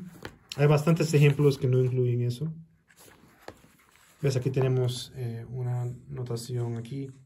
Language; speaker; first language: Spanish; early bilingual, heritage; Spanish